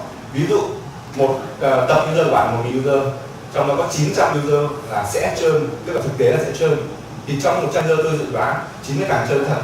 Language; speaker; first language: Vietnamese; native; Vietnamese